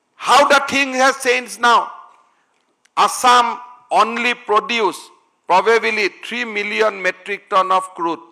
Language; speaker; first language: English; non-native, local second language; Assamese